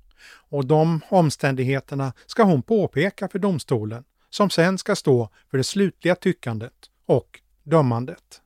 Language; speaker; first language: Swedish; native; Swedish